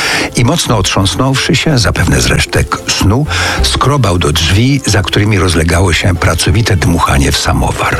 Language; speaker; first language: Polish; native; Polish